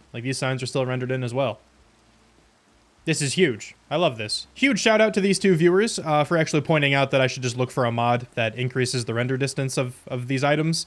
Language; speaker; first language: English; native; English